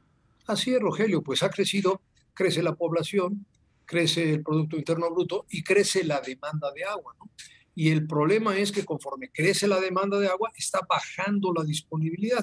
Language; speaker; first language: Spanish; native; Spanish